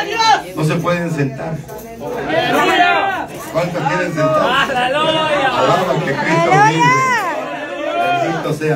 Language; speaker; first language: Spanish; native; Spanish